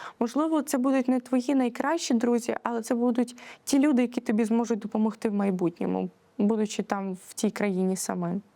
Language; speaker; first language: Ukrainian; native; Ukrainian